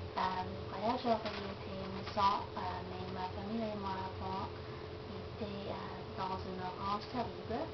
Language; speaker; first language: French; non-native, learner; English